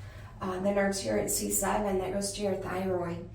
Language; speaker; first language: English; native; English